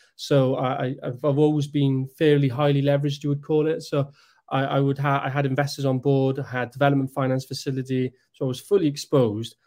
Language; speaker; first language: English; native; English